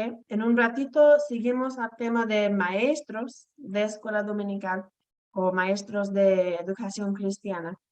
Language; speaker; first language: Spanish; non-native, fluent; English